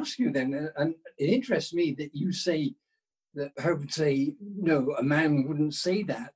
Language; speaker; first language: English; native; English